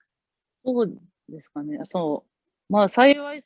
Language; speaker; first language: Japanese; native; Japanese